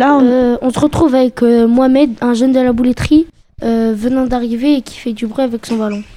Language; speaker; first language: French; native; French